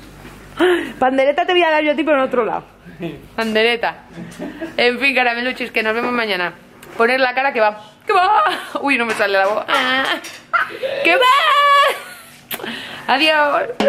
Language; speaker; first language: Spanish; native; Spanish